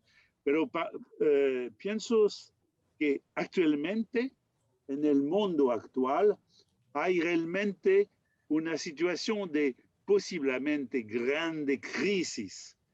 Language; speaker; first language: Spanish; non-native, fluent; French